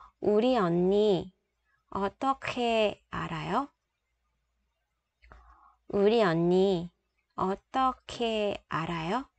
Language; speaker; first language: Korean; non-native, fluent; Vietnamese